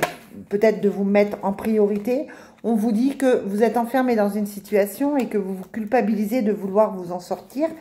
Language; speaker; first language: French; native; French